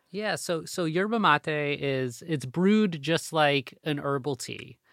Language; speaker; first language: English; early bilingual, other home language; Hindi